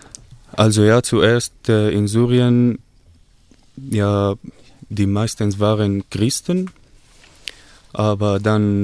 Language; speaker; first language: German; non-native, learner; Arabic